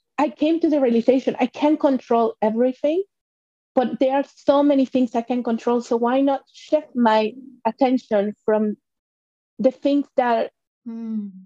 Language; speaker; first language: English; non-native, fluent; Spanish